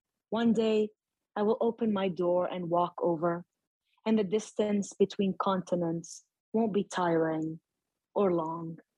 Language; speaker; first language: English; non-native, fluent; Arabic